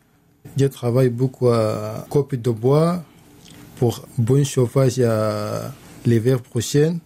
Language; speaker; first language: French; non-native, learner; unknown